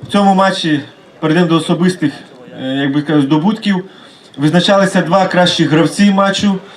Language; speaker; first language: Ukrainian; native; Ukrainian